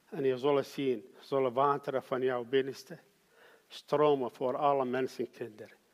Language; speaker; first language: Dutch; non-native, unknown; Arabic